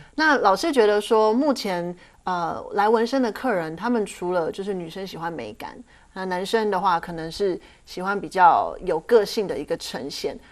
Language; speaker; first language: Chinese; native; Chinese